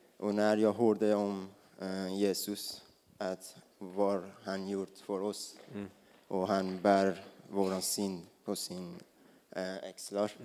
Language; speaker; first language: Swedish; non-native, learner; Persian